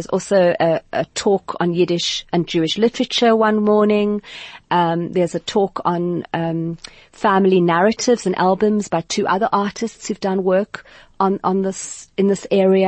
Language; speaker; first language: English; native; English